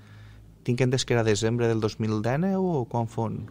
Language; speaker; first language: Catalan; native; Catalan